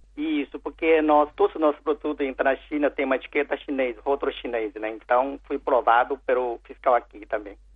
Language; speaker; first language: Portuguese; non-native, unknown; Chinese